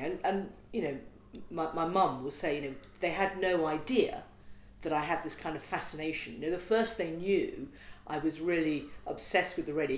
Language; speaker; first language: English; native; English